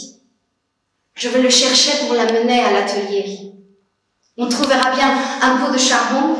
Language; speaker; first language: French; non-native, fluent; Spanish